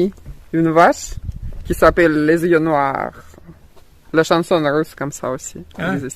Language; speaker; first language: French; non-native, learner; Russian